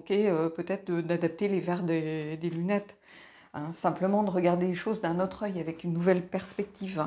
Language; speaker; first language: French; native; French